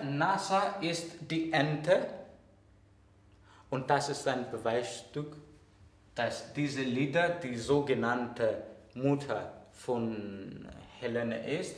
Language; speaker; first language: German; non-native, fluent; Greek